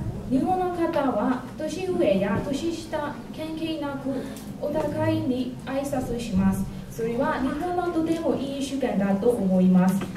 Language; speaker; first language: Japanese; non-native, learner; Burmese